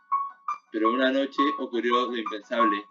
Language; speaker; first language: Spanish; native; Spanish